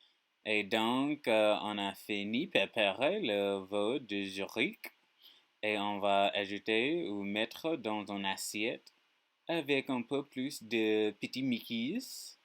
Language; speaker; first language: French; non-native, learner; English